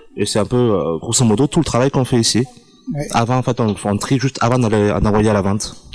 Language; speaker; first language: French; native; French